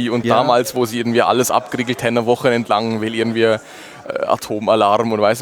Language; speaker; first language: German; native; German